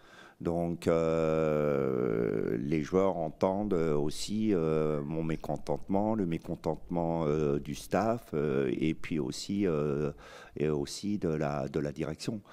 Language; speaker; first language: French; native; French